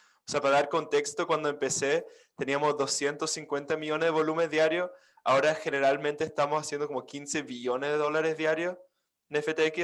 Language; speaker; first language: Spanish; non-native, fluent; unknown